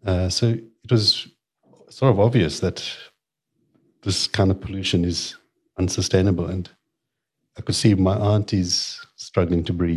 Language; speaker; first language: English; native; English